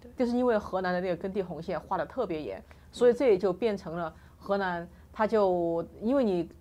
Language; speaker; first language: Chinese; native; Chinese